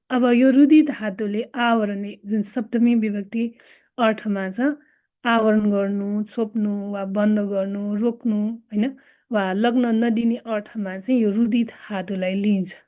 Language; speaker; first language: Nepali; non-native, local second language; Newari